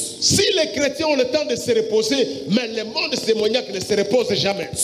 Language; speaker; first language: French; non-native, local second language; Lingala